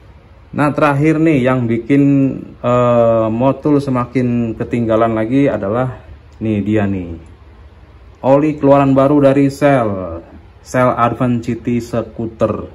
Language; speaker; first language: Indonesian; non-native, local second language; Sundanese